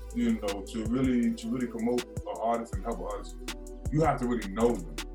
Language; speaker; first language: English; native; English